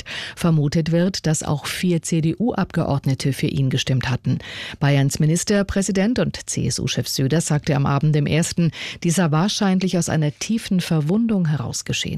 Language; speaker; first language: German; native; German